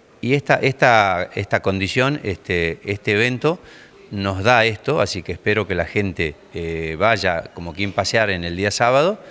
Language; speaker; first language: Spanish; native; Spanish